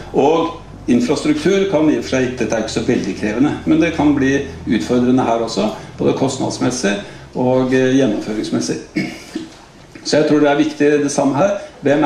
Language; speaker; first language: Norwegian; native; Norwegian